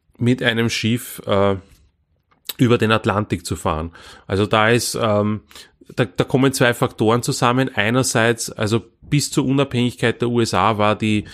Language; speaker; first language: German; non-native, local second language; Croatian